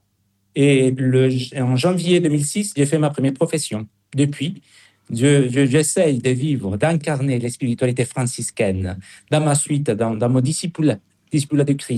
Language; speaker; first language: French; non-native, fluent; Spanish